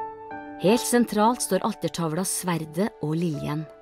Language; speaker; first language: Norwegian; native; Norwegian